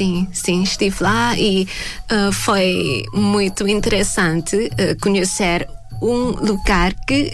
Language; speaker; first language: Portuguese; non-native, fluent; Thai